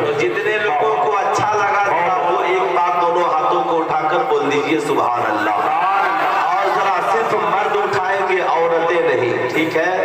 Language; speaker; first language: Urdu; native; Urdu